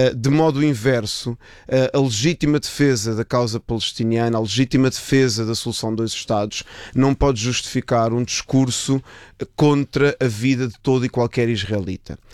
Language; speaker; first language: Portuguese; early bilingual, other home language; Spanish